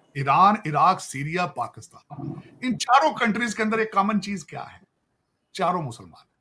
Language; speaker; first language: Hindi; native; Hindi